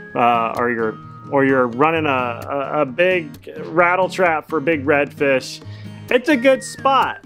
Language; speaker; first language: English; native; English